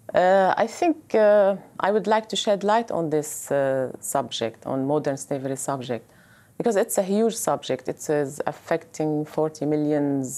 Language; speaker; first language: English; non-native, fluent; Arabic